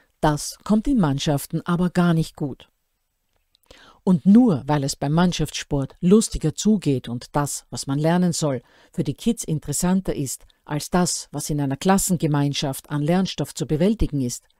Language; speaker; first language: German; native; German